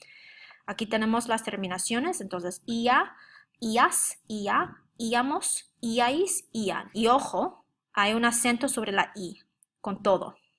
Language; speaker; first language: Spanish; non-native, fluent; English